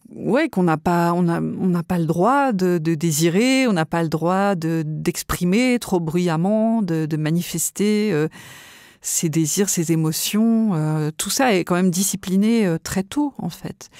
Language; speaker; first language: French; native; French